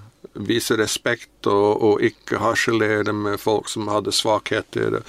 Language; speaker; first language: Norwegian; non-native, fluent; English